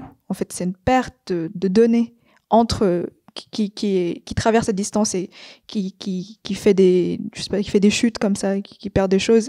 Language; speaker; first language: French; non-native, fluent; Vietnamese